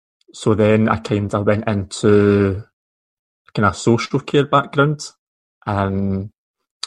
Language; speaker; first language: English; native; English